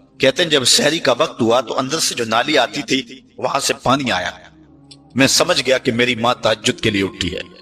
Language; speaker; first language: Urdu; non-native, local second language; Punjabi